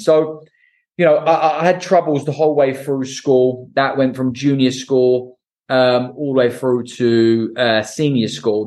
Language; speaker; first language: English; native; English